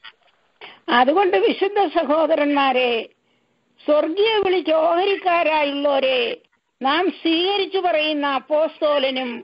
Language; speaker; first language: Malayalam; native; Malayalam